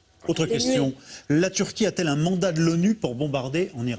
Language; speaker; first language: French; native; French